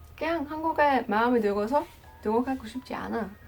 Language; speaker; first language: Korean; non-native, learner; Dutch